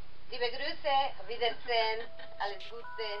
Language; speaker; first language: German; non-native, learner; Spanish